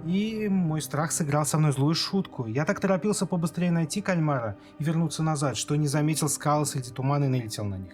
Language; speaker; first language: Russian; native; Russian